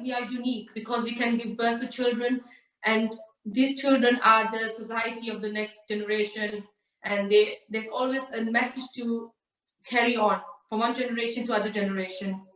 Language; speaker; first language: English; early bilingual, other home language; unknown